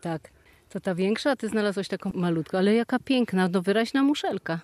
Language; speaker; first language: Polish; native; Polish